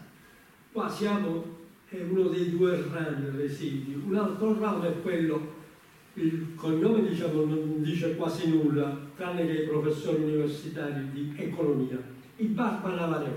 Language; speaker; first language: Italian; native; Italian